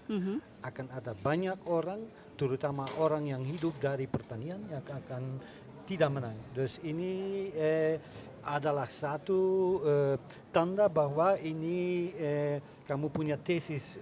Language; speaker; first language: Indonesian; non-native, fluent; Dutch